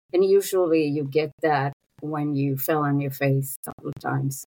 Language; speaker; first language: English; non-native, fluent; Hebrew